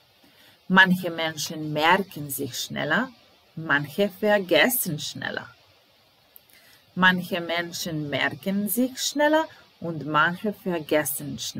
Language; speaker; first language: German; non-native, fluent; Serbian